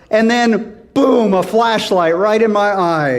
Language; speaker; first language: English; native; English